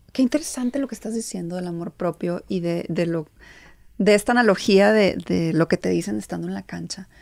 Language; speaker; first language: Spanish; native; Spanish